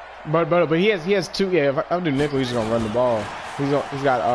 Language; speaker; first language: English; native; English